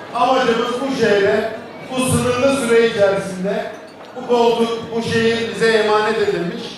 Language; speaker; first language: Turkish; native; Turkish